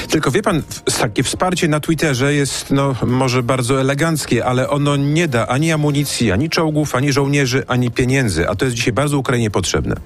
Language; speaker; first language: Polish; native; Polish